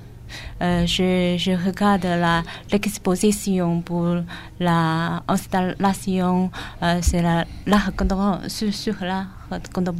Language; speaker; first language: French; non-native, learner; Chinese